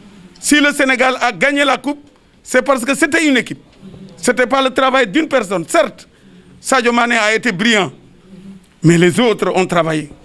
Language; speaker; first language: French; non-native, local second language; Wolof